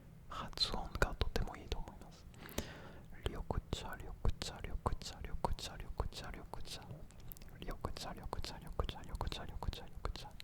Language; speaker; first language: Japanese; non-native, fluent; French